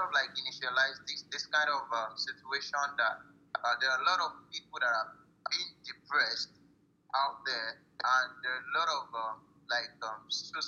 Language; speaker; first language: English; non-native, local second language; Yoruba